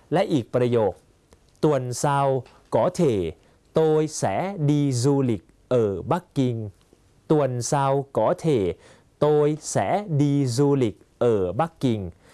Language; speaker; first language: Thai; native; Thai